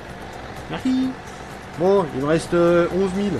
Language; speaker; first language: French; native; French